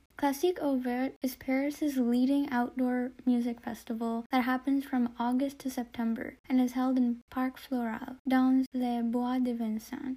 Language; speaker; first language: English; native; English